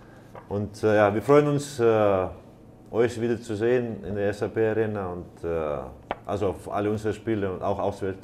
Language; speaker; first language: German; non-native, fluent; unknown